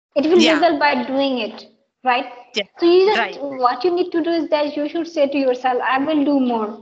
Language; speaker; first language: English; non-native, local second language; Hindi